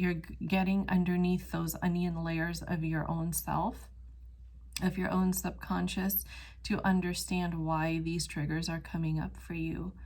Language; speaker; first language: English; native; English